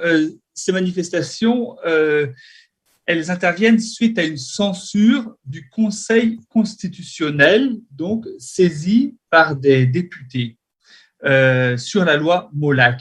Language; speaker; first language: French; native; French